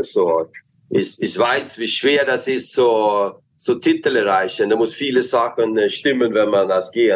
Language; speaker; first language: German; non-native, fluent; Swedish